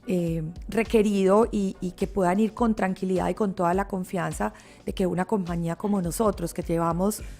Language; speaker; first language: Spanish; native; Spanish